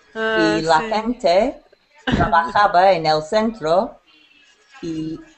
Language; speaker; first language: Spanish; non-native, learner; English